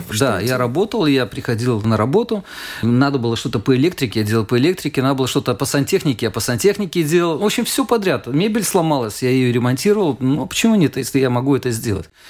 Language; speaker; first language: Russian; native; Russian